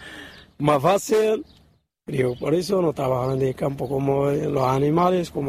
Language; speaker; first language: Spanish; non-native, learner; Arabic